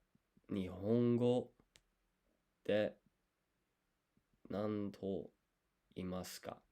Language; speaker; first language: Japanese; non-native, learner; English